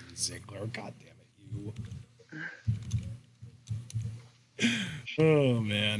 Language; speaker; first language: English; native; English